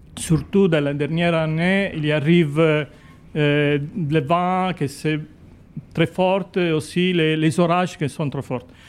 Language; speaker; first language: French; non-native, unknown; Italian